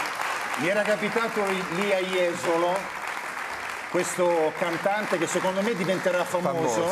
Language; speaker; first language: Italian; native; Italian